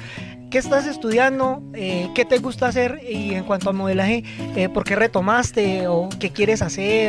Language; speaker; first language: Spanish; native; Spanish